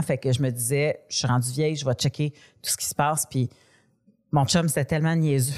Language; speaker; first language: French; native; French